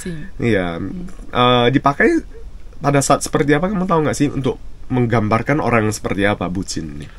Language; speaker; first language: Indonesian; native; Indonesian